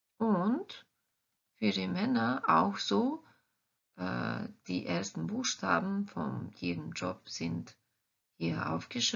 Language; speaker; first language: German; non-native, fluent; Croatian